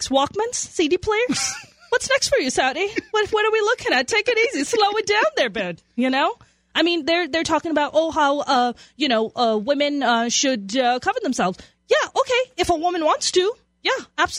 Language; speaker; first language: English; non-native, local second language; Urdu